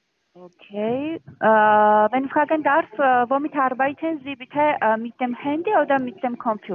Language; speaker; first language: German; non-native, learner; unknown